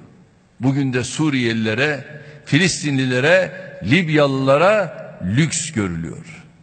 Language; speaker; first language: Turkish; native; Turkish